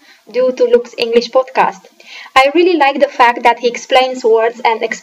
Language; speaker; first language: English; non-native, fluent; Romanian